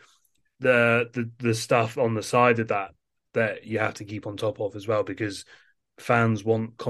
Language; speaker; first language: English; native; English